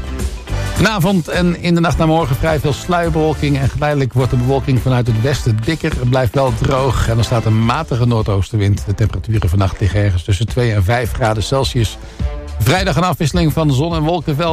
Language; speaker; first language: Dutch; native; Dutch